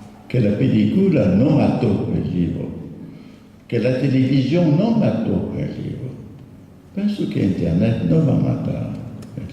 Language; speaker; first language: Spanish; non-native, fluent; French